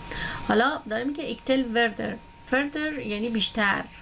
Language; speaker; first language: Persian; native; Persian